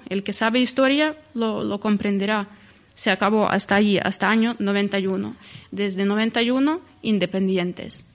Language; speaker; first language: Spanish; non-native, fluent; Ukrainian